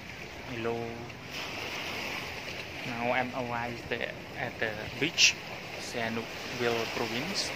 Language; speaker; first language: English; non-native, learner; Khmer